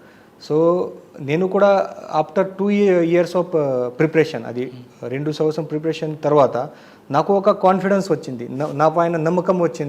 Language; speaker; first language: Telugu; non-native, learner; Marathi